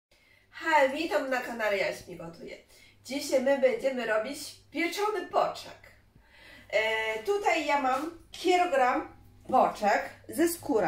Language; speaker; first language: Polish; non-native, learner; Chinese